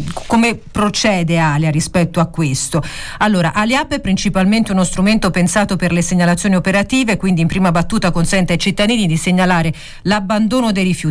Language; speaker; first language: Italian; native; Italian